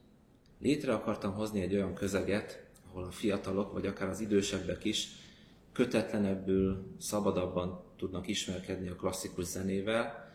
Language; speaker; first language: Hungarian; native; Hungarian